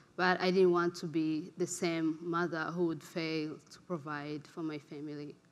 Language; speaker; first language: English; non-native, local second language; Kinyarwanda